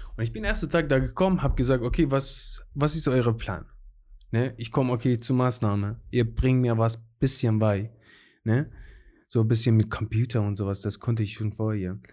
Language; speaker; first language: German; non-native, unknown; Persian